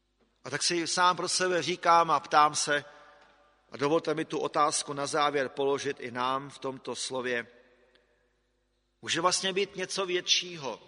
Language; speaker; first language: Czech; native; Czech